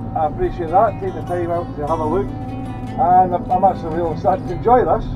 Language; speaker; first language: English; native; English